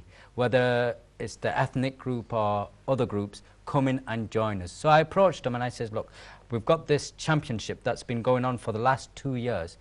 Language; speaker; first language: English; native; English